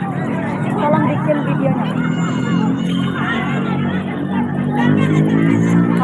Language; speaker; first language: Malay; non-native, local second language; Minangkabau